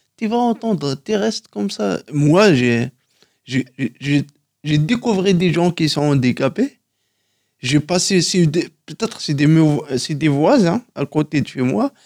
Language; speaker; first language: French; non-native, local second language; Kabyle